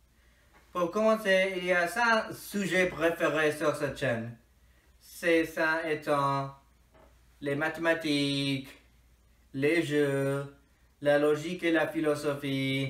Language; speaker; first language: French; non-native, fluent; English